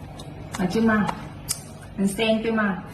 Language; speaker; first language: Chinese; non-native, learner; Vietnamese